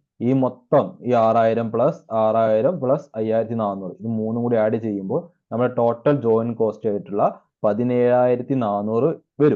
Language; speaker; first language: Malayalam; native; Malayalam